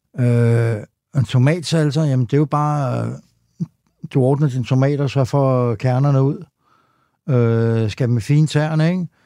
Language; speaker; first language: Danish; native; Danish